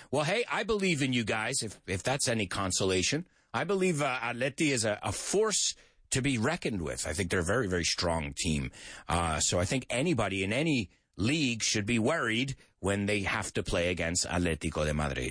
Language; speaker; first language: English; native; English